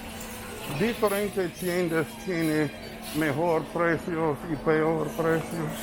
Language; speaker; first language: Spanish; non-native, learner; English